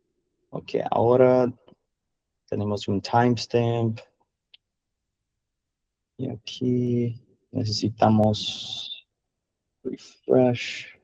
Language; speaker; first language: Spanish; non-native, learner; English